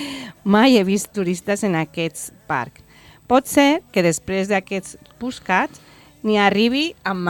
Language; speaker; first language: Catalan; non-native, learner; Spanish